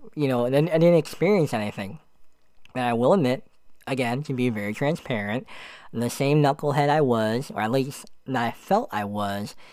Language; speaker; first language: English; native; English